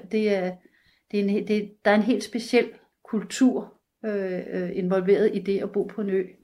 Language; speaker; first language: Danish; native; Danish